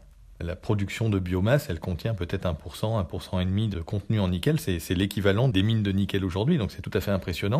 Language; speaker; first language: French; native; French